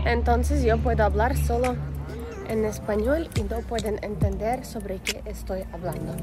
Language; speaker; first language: Spanish; non-native, learner; Ukrainian